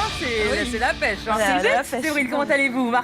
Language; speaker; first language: French; native; French